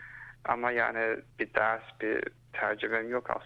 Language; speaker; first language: Turkish; early bilingual, heritage; Turkish